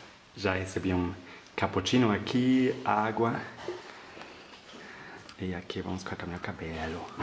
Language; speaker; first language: Portuguese; non-native, fluent; German